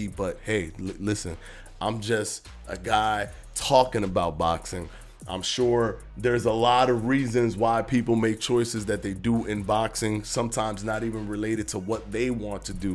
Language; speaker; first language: English; native; English